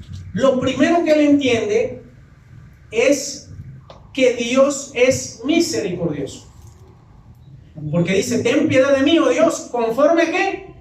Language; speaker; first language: Spanish; native; Spanish